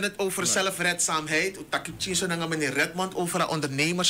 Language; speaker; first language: Dutch; native; Dutch